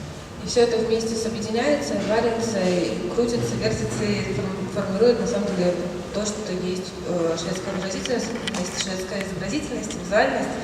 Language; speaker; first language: Russian; native; Russian